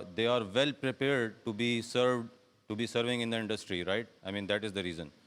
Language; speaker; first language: English; non-native, local second language; Urdu